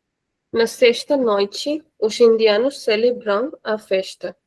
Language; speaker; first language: Portuguese; non-native, fluent; Hindi